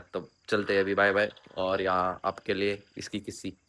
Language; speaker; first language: Hindi; non-native, local second language; Marathi